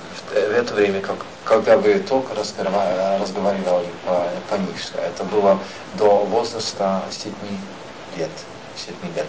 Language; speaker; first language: Russian; non-native, learner; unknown